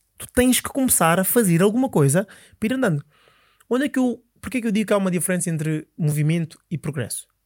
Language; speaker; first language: Portuguese; early bilingual, other home language; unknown